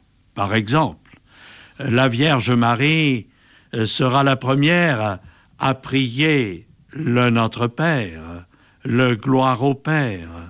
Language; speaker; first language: French; native; French